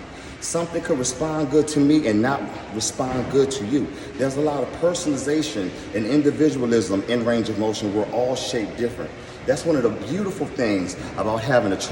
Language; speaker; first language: English; native; English